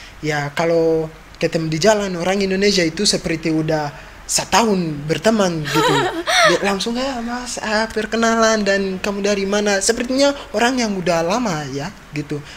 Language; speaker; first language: Indonesian; non-native, fluent; Ganda